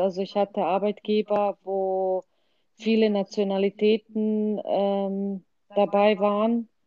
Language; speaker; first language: German; non-native, fluent; Croatian